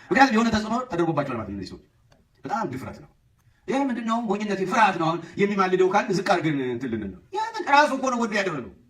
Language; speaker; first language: Amharic; native; Amharic